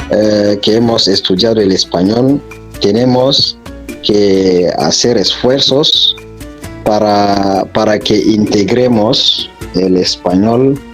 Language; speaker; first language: Spanish; non-native, fluent; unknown